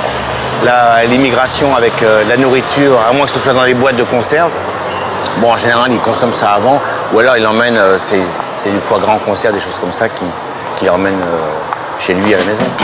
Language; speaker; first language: French; native; French